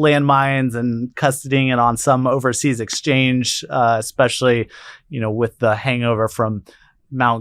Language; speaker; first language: English; native; English